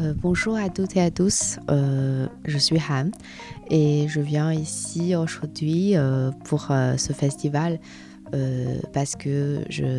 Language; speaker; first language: French; non-native, learner; Chinese